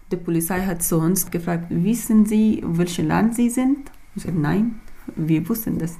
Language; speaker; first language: German; non-native, learner; Persian